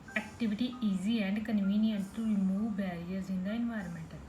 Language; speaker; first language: English; non-native, local second language; Punjabi